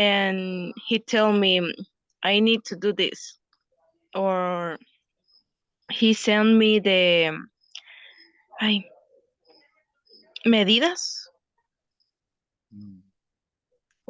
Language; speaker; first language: English; non-native, learner; Spanish